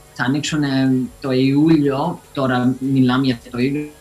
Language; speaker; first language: Greek; early bilingual, other home language; English